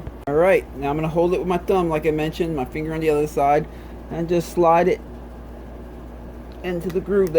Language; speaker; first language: English; native; English